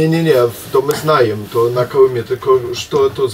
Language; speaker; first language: Russian; non-native, learner; German